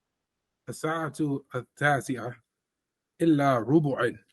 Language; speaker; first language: Arabic; non-native, learner; English